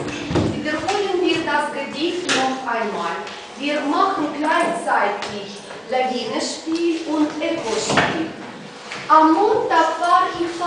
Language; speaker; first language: German; non-native, fluent; Russian